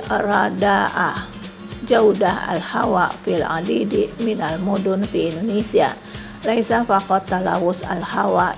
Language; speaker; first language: Arabic; non-native, fluent; Indonesian